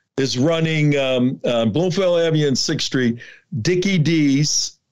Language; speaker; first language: English; native; English